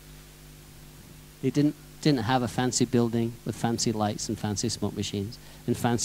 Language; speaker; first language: English; native; English